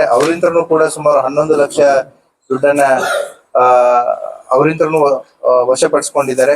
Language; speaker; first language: Kannada; native; Kannada